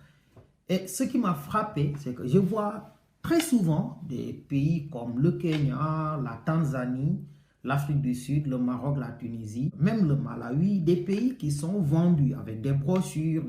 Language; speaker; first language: French; non-native, local second language; Wolof